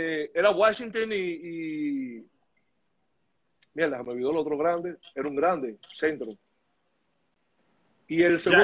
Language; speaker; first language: Spanish; native; Spanish